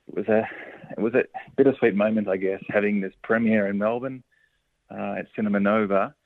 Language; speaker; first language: English; native; English